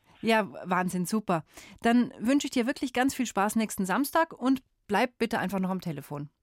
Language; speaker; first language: German; native; German